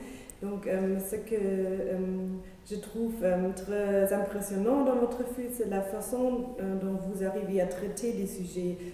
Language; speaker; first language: French; non-native, fluent; German